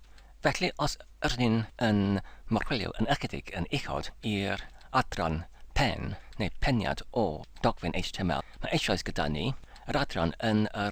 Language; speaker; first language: Welsh; non-native, fluent; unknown